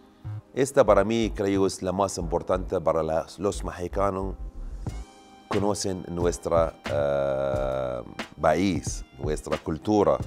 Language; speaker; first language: Spanish; non-native, learner; Arabic